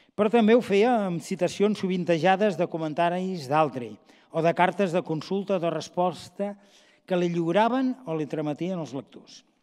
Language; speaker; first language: Catalan; native; Catalan